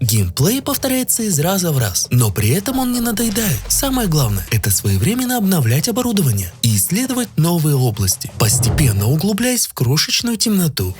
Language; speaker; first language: Russian; native; Russian